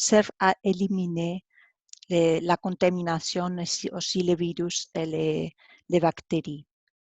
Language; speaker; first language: French; non-native, learner; Spanish